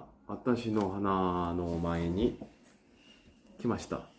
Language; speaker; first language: Japanese; non-native, learner; Korean